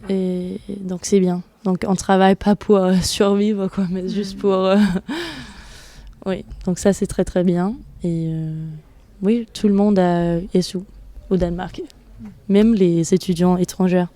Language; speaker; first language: French; non-native, fluent; Danish